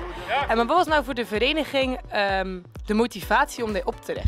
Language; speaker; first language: Dutch; native; Dutch